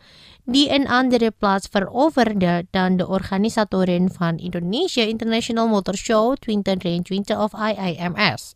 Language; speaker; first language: Dutch; non-native, fluent; Indonesian